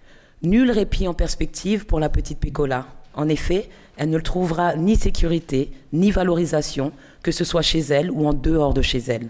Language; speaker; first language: French; native; French